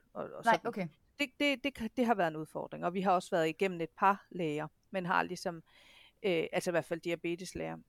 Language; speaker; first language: Danish; native; Danish